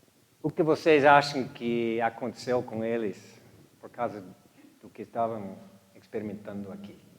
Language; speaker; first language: Portuguese; non-native, fluent; English